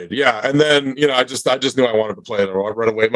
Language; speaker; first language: English; native; English